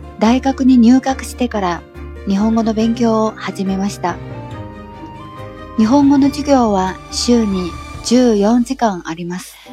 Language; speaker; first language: Japanese; non-native, fluent; Chinese